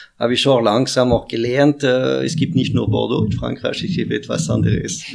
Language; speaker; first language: German; non-native, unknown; French